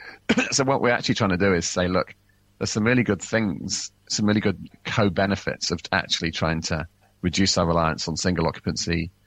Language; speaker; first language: English; native; English